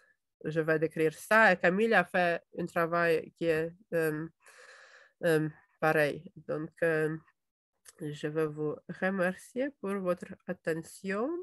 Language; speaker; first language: French; non-native, fluent; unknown